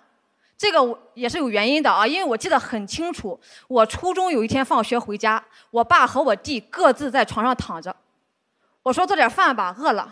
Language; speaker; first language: Chinese; native; Chinese